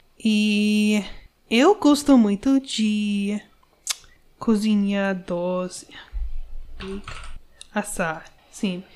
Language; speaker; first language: Portuguese; non-native, learner; English